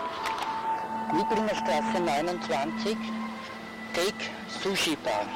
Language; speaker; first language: German; native; German